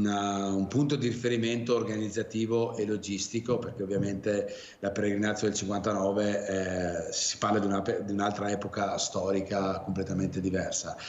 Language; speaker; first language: Italian; native; Italian